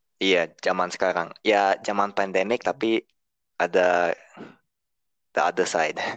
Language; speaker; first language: Indonesian; early bilingual, heritage; Indonesian